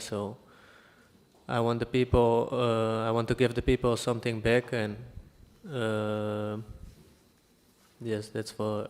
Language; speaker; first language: English; non-native, fluent; Dutch